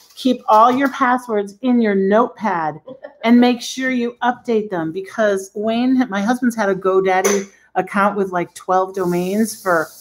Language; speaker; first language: English; native; English